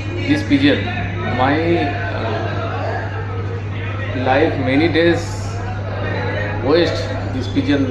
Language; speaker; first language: English; non-native, learner; Bangla